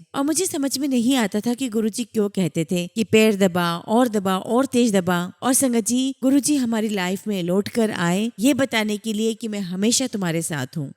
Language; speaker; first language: Hindi; native; Hindi